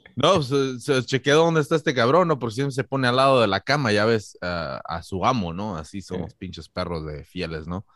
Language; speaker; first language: Spanish; native; Spanish